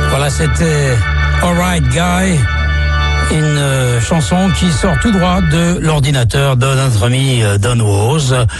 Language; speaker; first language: French; native; French